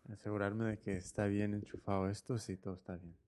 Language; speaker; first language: Spanish; native; Spanish